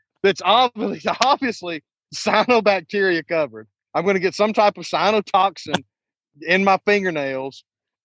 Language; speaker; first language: English; native; English